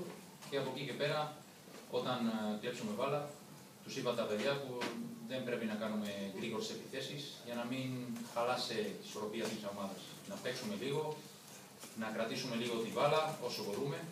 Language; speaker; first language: Greek; non-native, learner; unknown